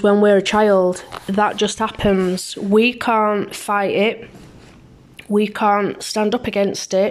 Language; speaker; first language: English; native; English